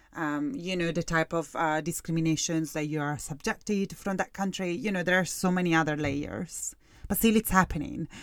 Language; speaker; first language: English; non-native, fluent; Italian